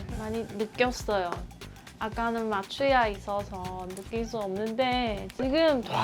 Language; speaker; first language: Korean; non-native, learner; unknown